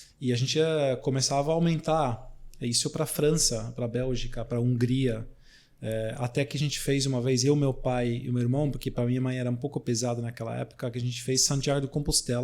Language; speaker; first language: Portuguese; non-native, fluent; Dutch